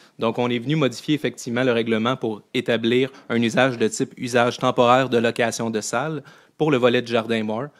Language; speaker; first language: French; native; French